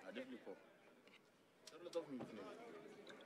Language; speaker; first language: Hebrew; non-native, learner; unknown